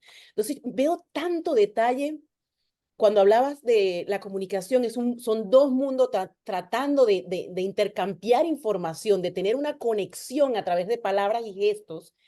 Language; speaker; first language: Spanish; native; Spanish